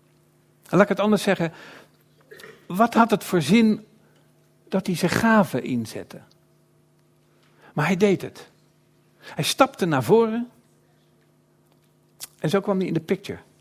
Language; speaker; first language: Dutch; native; Dutch